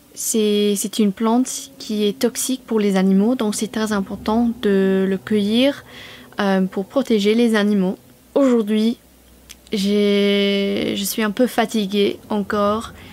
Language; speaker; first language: French; non-native, fluent; English